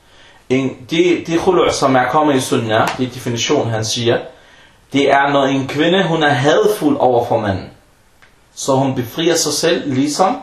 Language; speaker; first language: Danish; non-native, fluent; Arabic